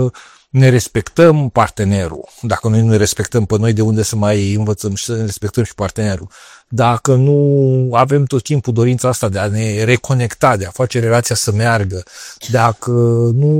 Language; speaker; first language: Romanian; native; Romanian